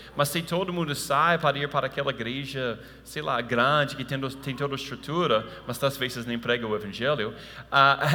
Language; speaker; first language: Portuguese; non-native, fluent; English